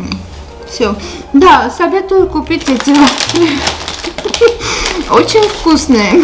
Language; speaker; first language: Russian; non-native, local second language; Armenian